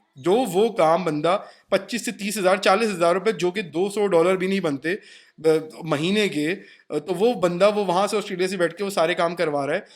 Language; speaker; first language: Urdu; native; Urdu